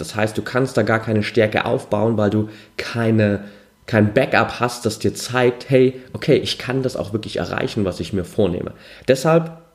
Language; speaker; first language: German; native; German